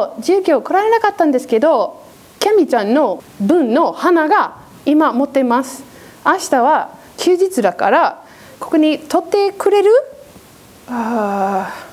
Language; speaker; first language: Japanese; non-native, fluent; English